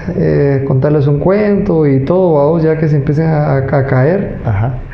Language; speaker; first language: Spanish; native; Spanish